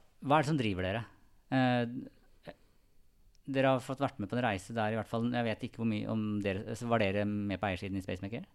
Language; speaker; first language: Norwegian; native; Norwegian